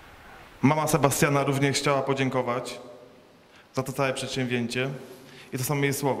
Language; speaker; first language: Polish; native; Polish